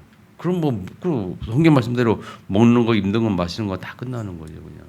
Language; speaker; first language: Korean; native; Korean